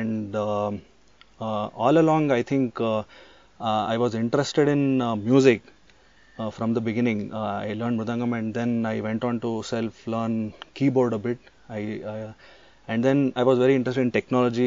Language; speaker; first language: English; non-native, local second language; Kannada